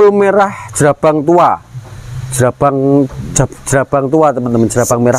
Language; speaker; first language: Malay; non-native, local second language; Javanese